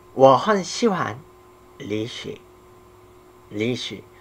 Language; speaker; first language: Chinese; non-native, learner; Korean